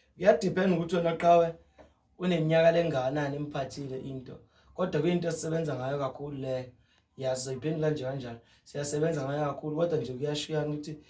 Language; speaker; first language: Zulu; non-native, local second language; Xhosa